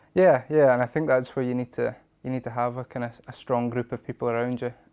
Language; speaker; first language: English; native; English